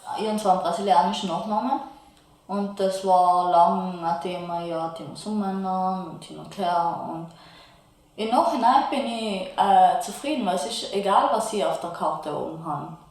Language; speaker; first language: German; early bilingual, other home language; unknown